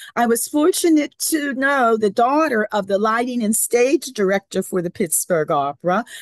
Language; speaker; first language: English; native; English